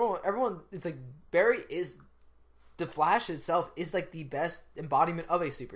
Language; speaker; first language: English; native; English